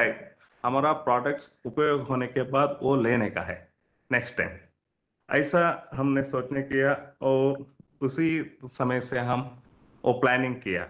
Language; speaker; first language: Hindi; non-native, local second language; Kannada